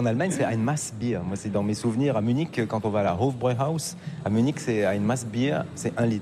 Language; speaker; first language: French; native; French